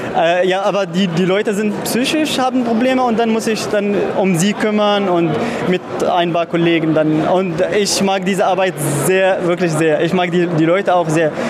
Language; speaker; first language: German; non-native, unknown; Arabic